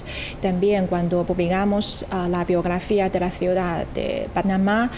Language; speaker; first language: Spanish; non-native, fluent; Chinese